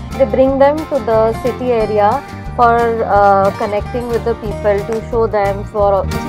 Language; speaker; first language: English; non-native, local second language; Marathi